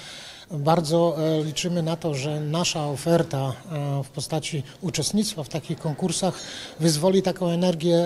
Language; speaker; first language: Polish; native; Polish